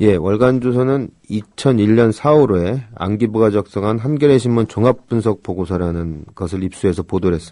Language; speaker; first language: Korean; native; Korean